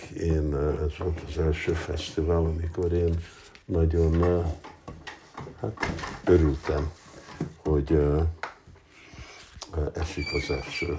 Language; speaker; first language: Hungarian; early bilingual, heritage; Hungarian